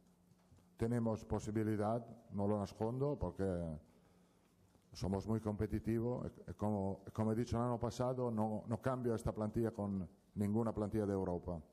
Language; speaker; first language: Spanish; non-native, fluent; Italian